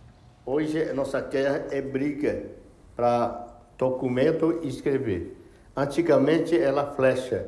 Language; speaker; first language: Portuguese; non-native, local second language; Yanomámi